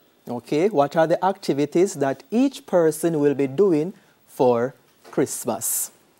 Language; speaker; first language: English; native; English